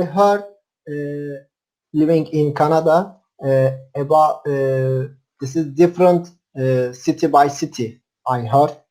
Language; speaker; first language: English; non-native, learner; Turkish